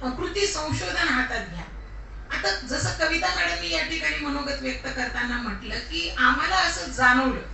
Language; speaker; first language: Marathi; non-native, local second language; Lambadi